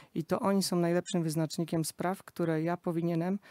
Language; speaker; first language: Polish; native; Polish